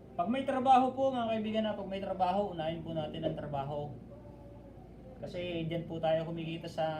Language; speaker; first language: Filipino; non-native, local second language; Bikol